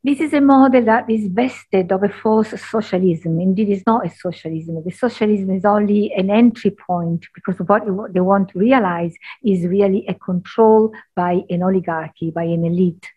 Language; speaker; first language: English; non-native, fluent; Italian